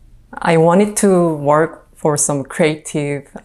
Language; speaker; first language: English; non-native, fluent; Korean